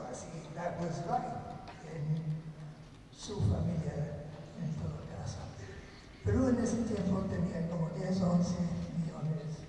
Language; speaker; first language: Spanish; non-native, fluent; English